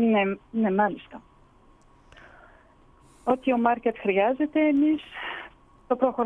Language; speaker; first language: Greek; early bilingual, heritage; Greek